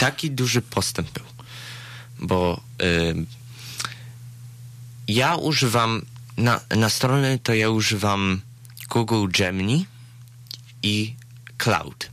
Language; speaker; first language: Polish; early bilingual, heritage; Polish